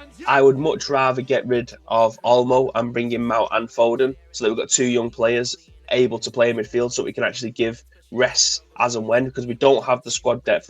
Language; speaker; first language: English; native; English